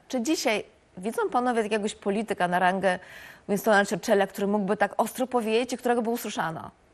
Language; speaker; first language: Polish; native; Polish